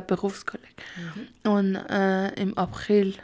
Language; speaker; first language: German; non-native, learner; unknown